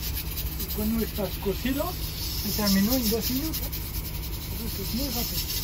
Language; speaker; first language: Spanish; non-native, learner; French